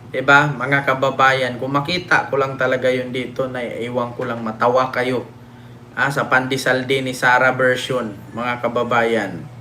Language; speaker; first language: Filipino; non-native, local second language; Cebuano